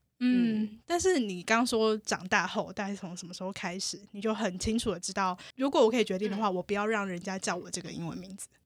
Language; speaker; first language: Chinese; native; Chinese